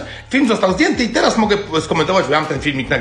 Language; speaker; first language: Polish; native; Polish